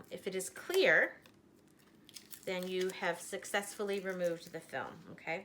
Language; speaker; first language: English; native; English